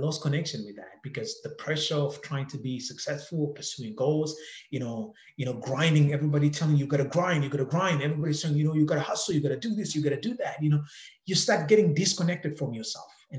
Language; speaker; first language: English; non-native, local second language; Shona